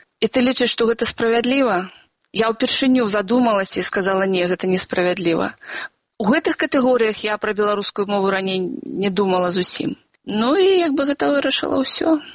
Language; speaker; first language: Belarusian; non-native, local second language; Russian